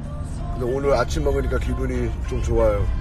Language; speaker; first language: Korean; early bilingual, heritage; Korean